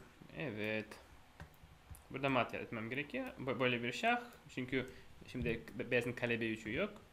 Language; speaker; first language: Turkish; non-native, fluent; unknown